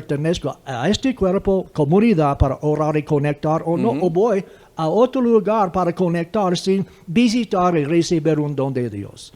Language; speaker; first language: Spanish; non-native, fluent; English